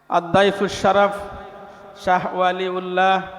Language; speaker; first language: Arabic; non-native, fluent; Bangla